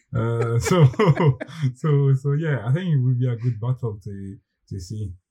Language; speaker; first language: English; non-native, fluent; French